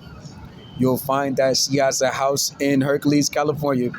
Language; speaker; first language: English; native; English